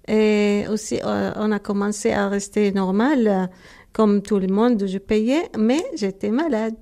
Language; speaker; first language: French; non-native, learner; Arabic